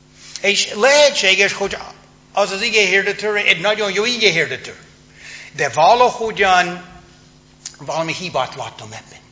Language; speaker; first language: Hungarian; non-native, fluent; English